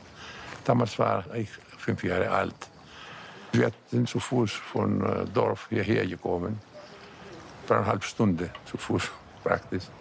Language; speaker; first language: German; non-native, fluent; Greek